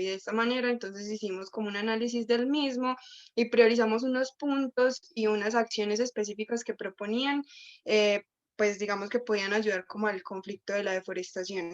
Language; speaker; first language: Spanish; native; Spanish